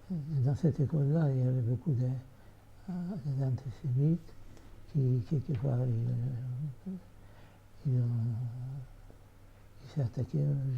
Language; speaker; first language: French; non-native, fluent; Yiddish